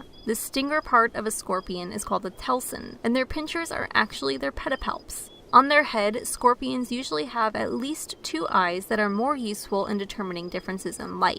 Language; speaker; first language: English; native; English